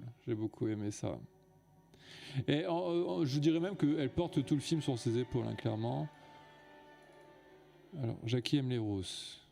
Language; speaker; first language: French; native; French